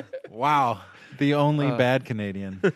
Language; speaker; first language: English; native; English